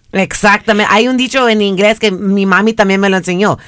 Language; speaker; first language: Spanish; early bilingual, other home language; English